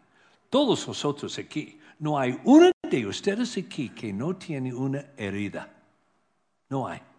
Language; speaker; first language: Spanish; non-native, learner; English